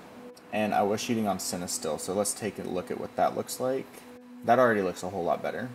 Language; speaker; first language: English; native; English